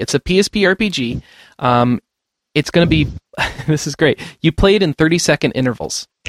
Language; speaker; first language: English; native; English